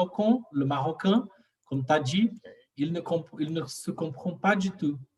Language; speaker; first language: French; non-native, learner; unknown